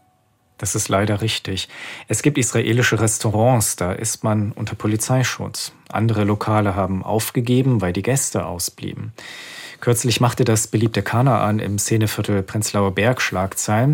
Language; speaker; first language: German; native; German